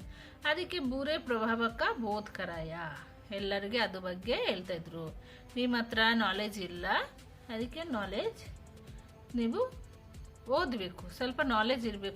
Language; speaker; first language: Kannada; non-native, local second language; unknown